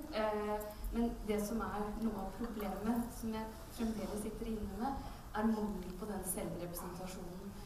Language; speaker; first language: Norwegian; early bilingual, other home language; Urdu